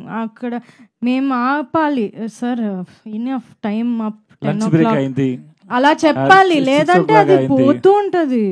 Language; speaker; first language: Telugu; non-native, fluent; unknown